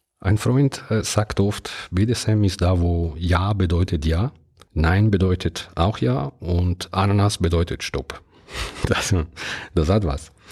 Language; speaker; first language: German; non-native, local second language; Italian